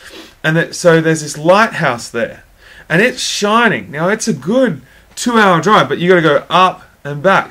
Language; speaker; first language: English; native; English